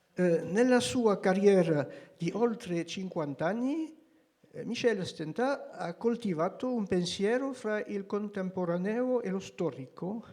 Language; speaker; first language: Italian; non-native, fluent; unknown